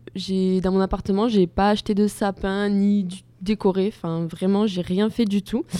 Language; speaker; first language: French; native; French